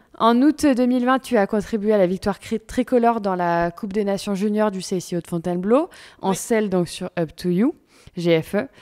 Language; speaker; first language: French; native; French